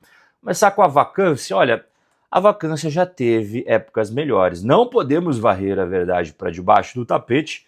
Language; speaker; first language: Portuguese; native; Portuguese